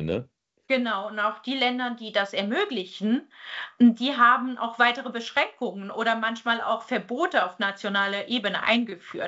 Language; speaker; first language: German; native; German